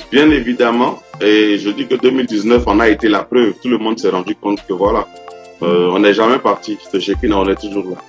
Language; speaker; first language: French; non-native, local second language; Yoruba